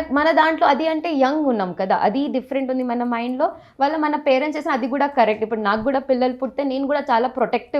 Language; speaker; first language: Telugu; non-native, local second language; Gujarati